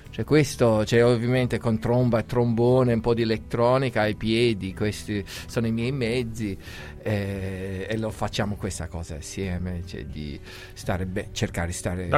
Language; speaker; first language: Italian; non-native, fluent; English